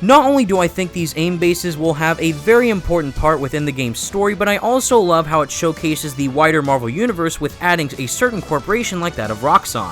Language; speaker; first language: English; native; English